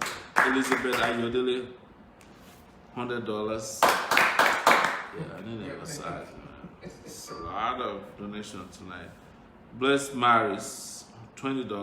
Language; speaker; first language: English; non-native, local second language; Yoruba